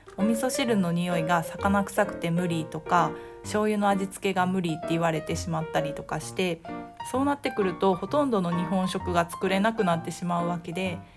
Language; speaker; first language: Japanese; native; Japanese